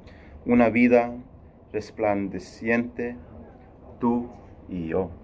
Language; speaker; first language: Spanish; early bilingual, heritage; Spanish